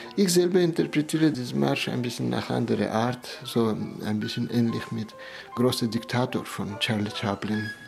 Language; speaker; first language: German; non-native, fluent; Russian